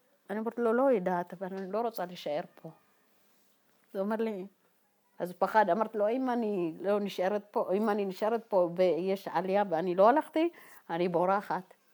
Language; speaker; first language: Hebrew; non-native, fluent; Tigrinya